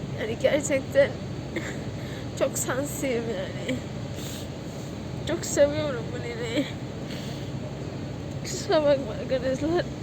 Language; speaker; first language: Turkish; non-native, learner; Indonesian